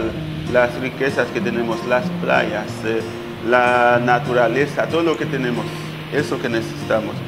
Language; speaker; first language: Spanish; non-native, fluent; Haitian Creole